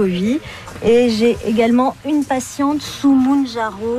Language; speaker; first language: French; native; French